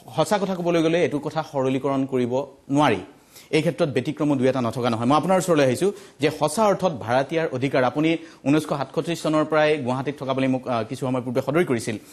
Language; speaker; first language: Assamese; native; Assamese